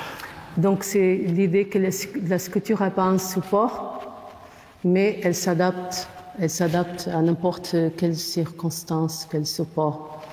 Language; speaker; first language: French; non-native, fluent; Portuguese